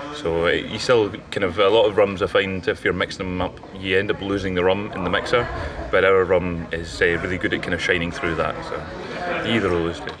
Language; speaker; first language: English; native; English